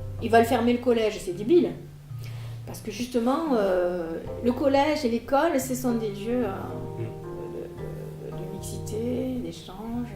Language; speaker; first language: French; native; French